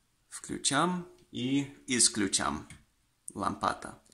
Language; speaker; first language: Bulgarian; non-native, learner; Russian